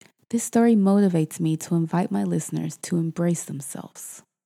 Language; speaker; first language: English; native; English